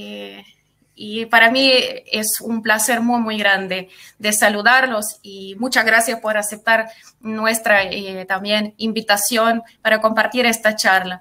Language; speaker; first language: Spanish; non-native, fluent; Russian